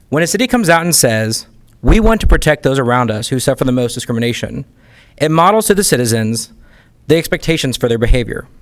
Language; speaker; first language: English; native; English